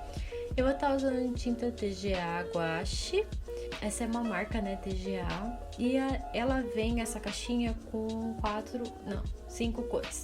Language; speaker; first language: Portuguese; native; Portuguese